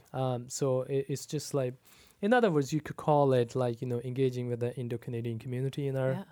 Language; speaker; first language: English; non-native, local second language; Punjabi